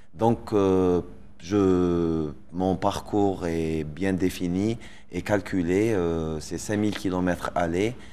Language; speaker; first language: French; non-native, local second language; Arabic